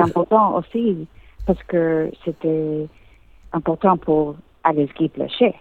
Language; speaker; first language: French; non-native, learner; English